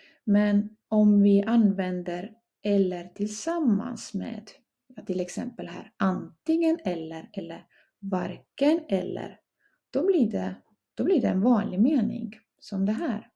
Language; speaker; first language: Swedish; non-native, fluent; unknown